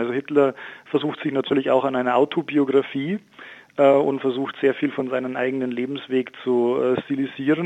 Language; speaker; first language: German; native; German